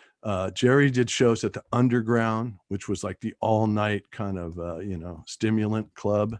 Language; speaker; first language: English; native; English